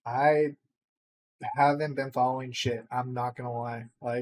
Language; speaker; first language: English; native; English